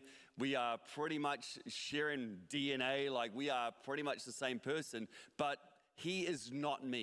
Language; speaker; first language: English; native; English